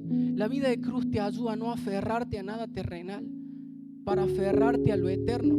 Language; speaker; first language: Spanish; native; Spanish